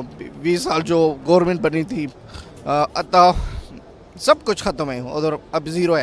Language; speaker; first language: Hindi; non-native, fluent; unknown